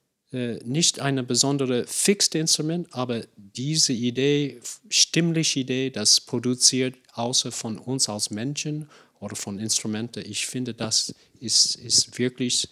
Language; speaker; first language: German; non-native, fluent; English